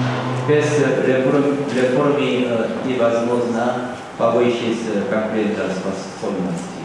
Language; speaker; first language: Russian; non-native, learner; Korean